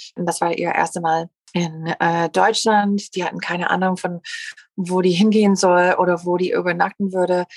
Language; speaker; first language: German; non-native, fluent; English